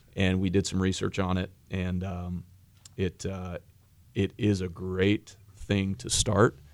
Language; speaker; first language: English; native; English